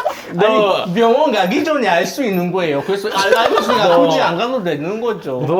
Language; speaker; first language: Korean; non-native, fluent; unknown